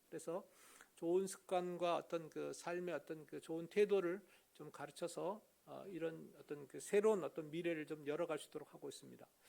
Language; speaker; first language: Korean; native; Korean